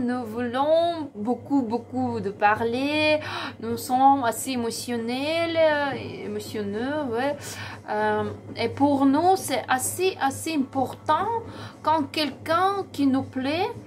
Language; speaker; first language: French; non-native, learner; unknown